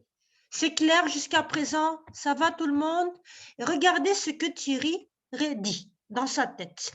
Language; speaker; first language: French; non-native, local second language; Arabic